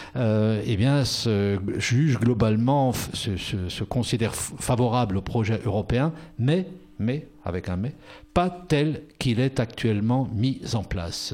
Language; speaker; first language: French; native; French